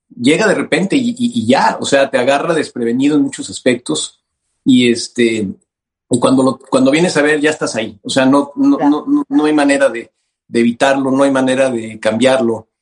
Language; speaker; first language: Spanish; native; Spanish